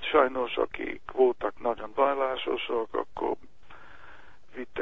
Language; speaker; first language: Hungarian; non-native, learner; Hebrew